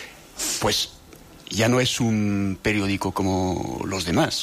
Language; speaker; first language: Spanish; non-native, fluent; French